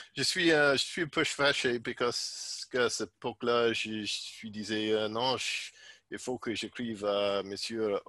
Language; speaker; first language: French; non-native, learner; English